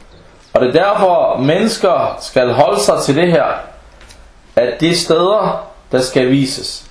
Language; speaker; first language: Danish; non-native, fluent; Arabic